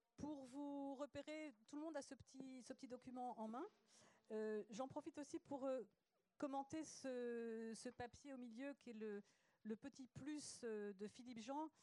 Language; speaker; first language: French; native; French